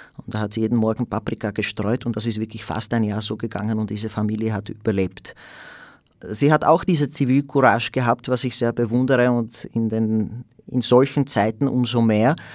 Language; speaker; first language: German; non-native, fluent; Slovak